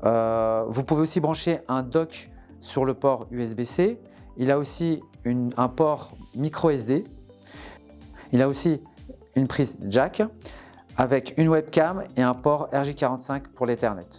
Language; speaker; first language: French; native; French